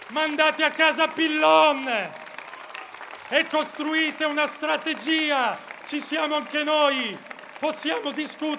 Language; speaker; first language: Italian; native; Italian